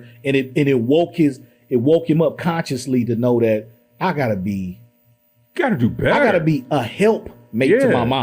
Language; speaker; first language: English; native; English